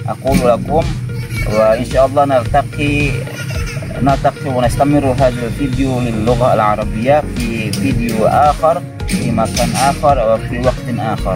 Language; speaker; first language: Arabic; non-native, fluent; Indonesian